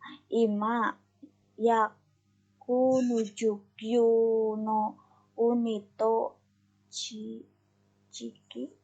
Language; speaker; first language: Japanese; non-native, learner; Indonesian